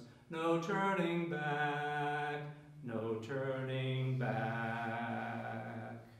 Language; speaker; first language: English; native; English